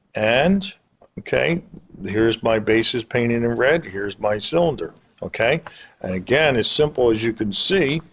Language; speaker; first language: English; native; English